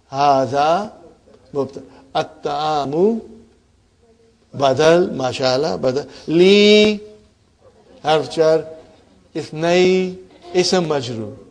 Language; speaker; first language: Arabic; non-native, fluent; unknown